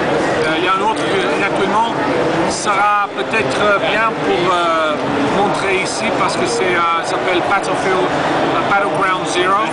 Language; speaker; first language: French; non-native, learner; English